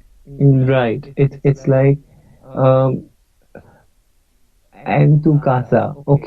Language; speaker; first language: Spanish; non-native, learner; English